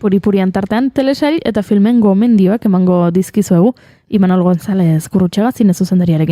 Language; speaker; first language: Basque; native; Basque